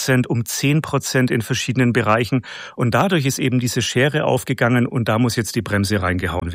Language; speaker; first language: German; native; German